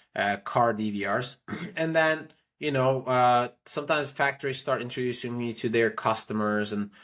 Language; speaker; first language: English; non-native, fluent; Turkish